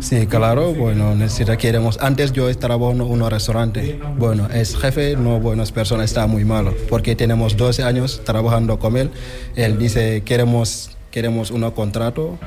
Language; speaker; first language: Spanish; non-native, learner; Wolof